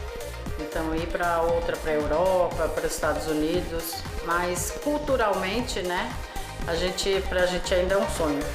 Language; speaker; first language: Portuguese; early bilingual, other home language; Korean